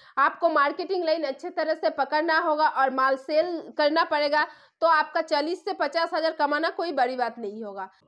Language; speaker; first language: Hindi; non-native, local second language; Bangla